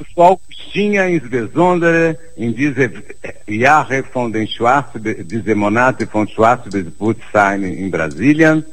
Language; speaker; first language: German; non-native, fluent; Portuguese